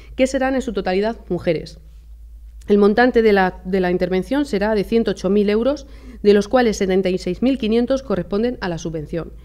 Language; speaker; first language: Spanish; native; Spanish